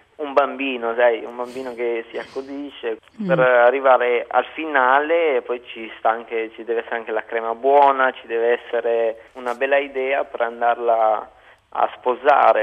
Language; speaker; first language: Italian; non-native, fluent; Albanian